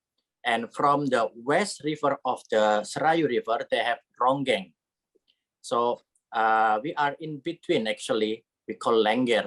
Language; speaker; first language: English; non-native, learner; Indonesian